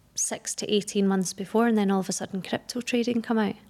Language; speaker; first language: English; native; English